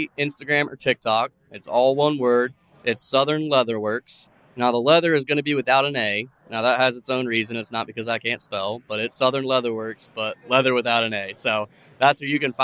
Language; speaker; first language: English; native; English